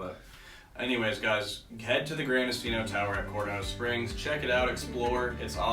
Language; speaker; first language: English; native; English